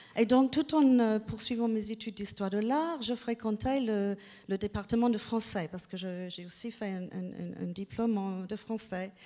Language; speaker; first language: French; non-native, fluent; English